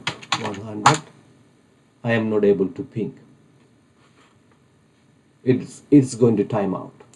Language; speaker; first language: English; non-native, fluent; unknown